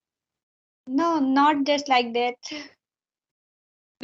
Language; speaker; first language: English; non-native, learner; Hindi